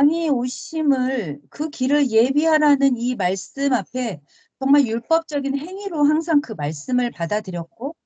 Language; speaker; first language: Korean; native; Korean